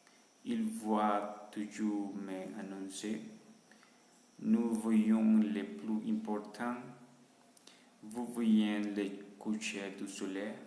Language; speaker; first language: French; non-native, learner; Spanish